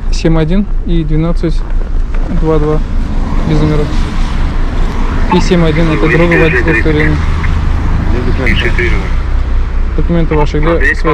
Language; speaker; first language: Russian; native; Russian